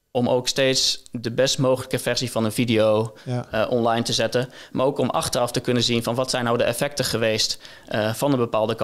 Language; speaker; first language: Dutch; native; Dutch